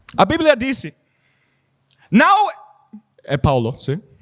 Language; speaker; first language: Portuguese; non-native, learner; English